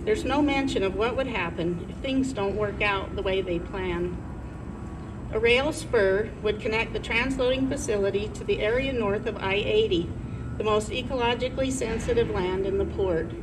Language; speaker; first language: English; native; English